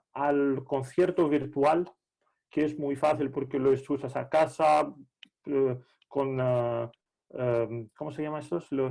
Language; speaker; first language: Spanish; non-native, fluent; Greek